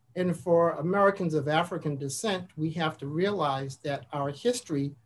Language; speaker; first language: English; native; English